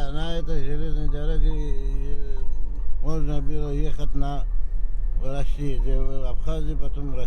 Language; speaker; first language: Russian; non-native, fluent; Georgian